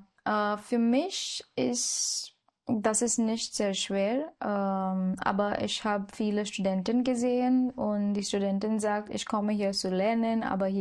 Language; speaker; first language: German; non-native, learner; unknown